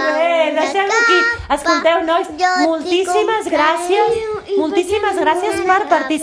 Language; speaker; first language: Catalan; native; Catalan